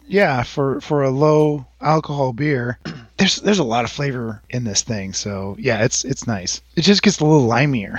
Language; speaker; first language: English; native; English